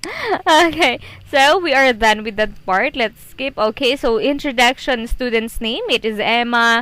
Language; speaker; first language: English; non-native, fluent; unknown